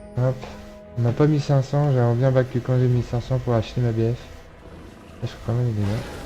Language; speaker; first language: French; native; French